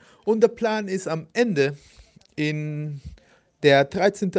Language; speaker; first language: German; non-native, fluent; Spanish